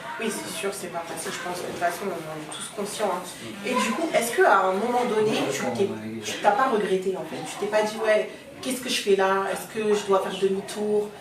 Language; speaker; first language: French; native; French